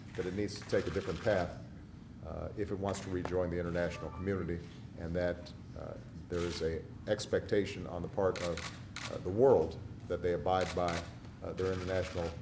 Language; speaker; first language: English; native; English